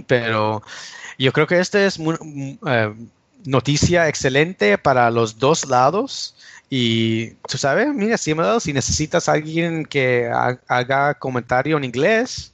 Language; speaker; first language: Spanish; early bilingual, heritage; English